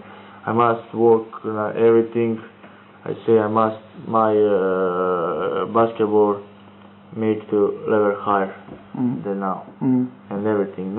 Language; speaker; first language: English; non-native, learner; Croatian